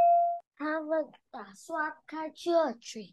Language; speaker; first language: Chinese; non-native, learner; Vietnamese